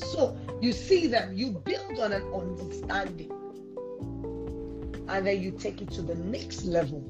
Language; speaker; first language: English; non-native, local second language; Yoruba